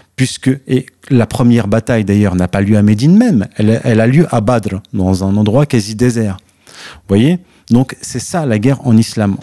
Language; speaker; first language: French; early bilingual, other home language; Arabic